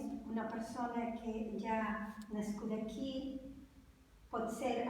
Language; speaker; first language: Catalan; non-native, fluent; Spanish